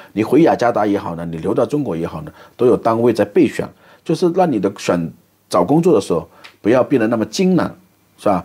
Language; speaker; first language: Chinese; native; Chinese